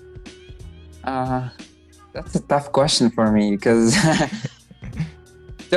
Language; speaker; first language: English; non-native, fluent; Arabic